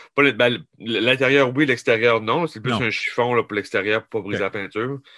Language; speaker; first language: French; native; French